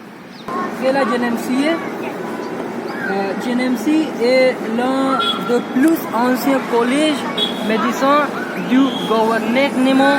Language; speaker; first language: French; non-native, learner; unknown